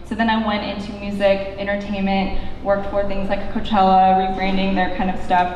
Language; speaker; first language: English; native; English